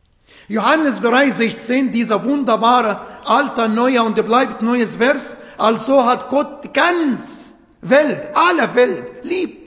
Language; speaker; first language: German; non-native, fluent; Arabic